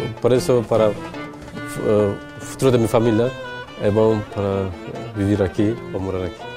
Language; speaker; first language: Portuguese; non-native, fluent; Turkish